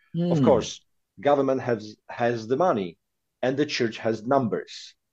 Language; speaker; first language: English; non-native, fluent; Polish